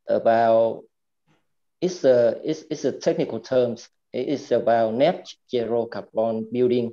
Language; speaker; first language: English; non-native, fluent; Vietnamese